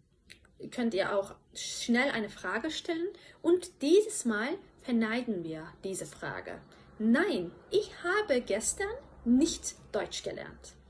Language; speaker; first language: German; non-native, fluent; Turkish